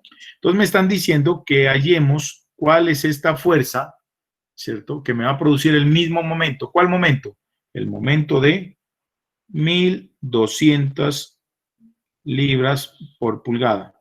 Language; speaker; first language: Spanish; native; Spanish